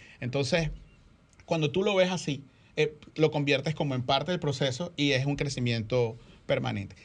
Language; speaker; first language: Spanish; native; Spanish